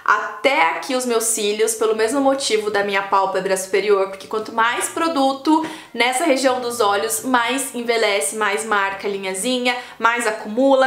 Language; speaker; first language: Portuguese; native; Portuguese